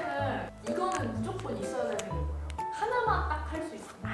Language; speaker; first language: Korean; native; Korean